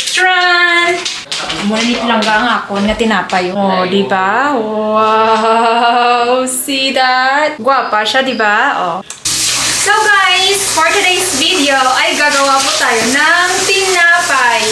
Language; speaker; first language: Filipino; non-native, local second language; Hiligaynon